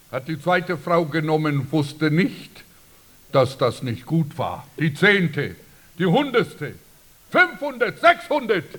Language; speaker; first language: German; early bilingual, heritage; German